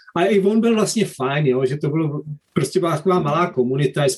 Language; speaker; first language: Czech; native; Czech